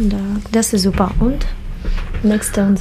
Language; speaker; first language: German; non-native, learner; Russian